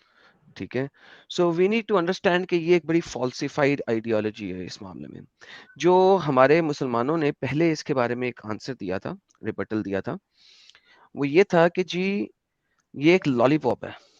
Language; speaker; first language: Hindi; native; Hindi